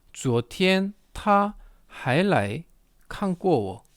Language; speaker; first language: Chinese; non-native, fluent; Korean